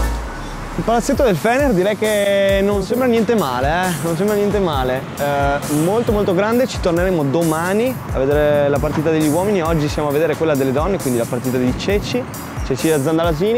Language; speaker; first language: Italian; native; Italian